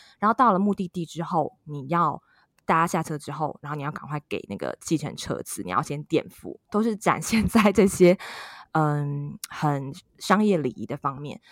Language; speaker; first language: Chinese; native; Chinese